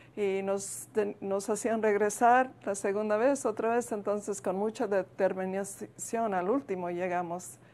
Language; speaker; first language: Spanish; early bilingual, heritage; Spanish